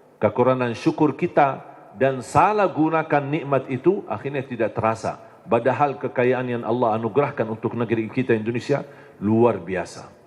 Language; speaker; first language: Indonesian; non-native, fluent; Arabic